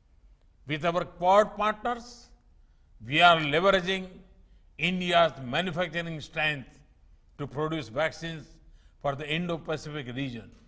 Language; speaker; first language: English; non-native, local second language; Gujarati